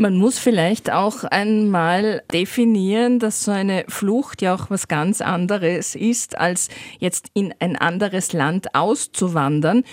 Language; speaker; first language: German; native; German